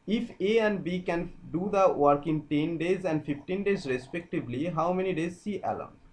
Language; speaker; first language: English; non-native, local second language; Bangla